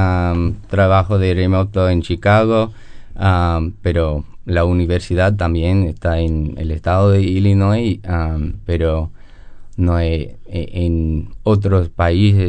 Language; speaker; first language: Spanish; non-native, learner; English